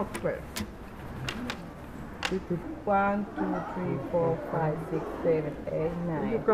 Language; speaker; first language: English; non-native, learner; Turkish